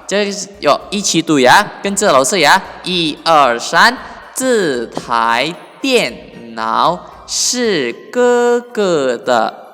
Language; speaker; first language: Chinese; non-native, fluent; Indonesian